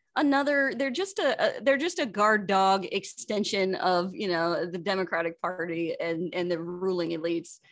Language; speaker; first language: English; native; English